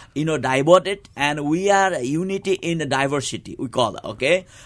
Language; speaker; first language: English; non-native, local second language; Nepali